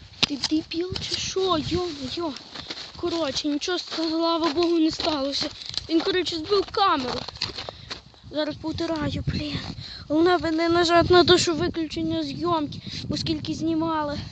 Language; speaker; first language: Ukrainian; native; Ukrainian